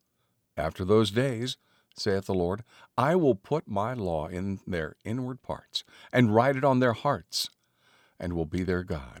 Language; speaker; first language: English; native; English